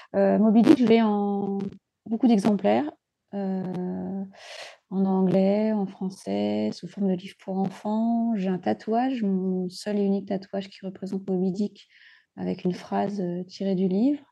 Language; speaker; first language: French; native; French